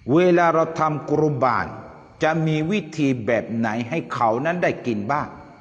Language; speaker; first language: Thai; non-native, local second language; Pattani Malay